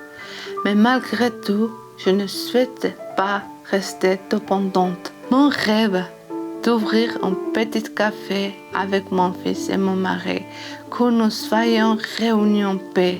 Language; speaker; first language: French; non-native, learner; Georgian